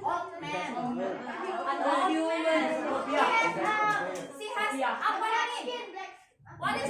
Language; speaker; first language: English; non-native, learner; Indonesian